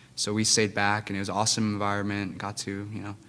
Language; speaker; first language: English; non-native, fluent; Spanish